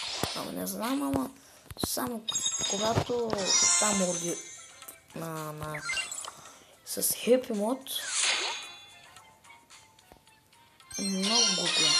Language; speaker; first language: Bulgarian; non-native, local second language; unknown